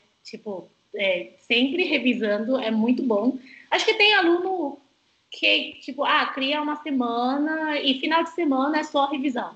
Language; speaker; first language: Portuguese; non-native, fluent; Chinese